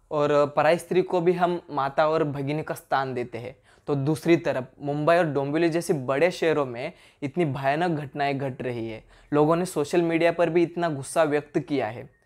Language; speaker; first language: Hindi; non-native, local second language; Marathi